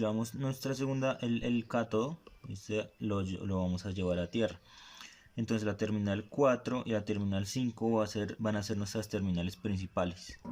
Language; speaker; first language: Spanish; native; Spanish